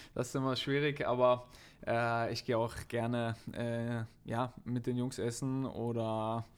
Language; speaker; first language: German; native; German